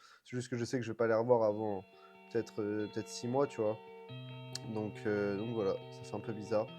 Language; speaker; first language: French; native; French